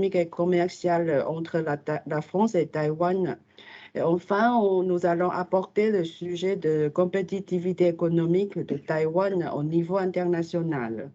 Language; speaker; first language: French; non-native, fluent; Chinese